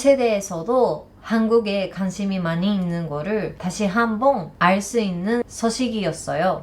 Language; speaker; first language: Korean; non-native, learner; Japanese